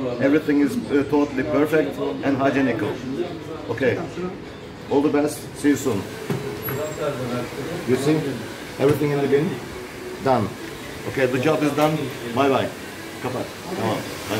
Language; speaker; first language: English; non-native, fluent; Turkish